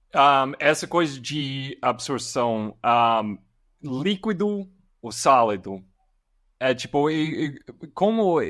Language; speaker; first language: Portuguese; non-native, fluent; English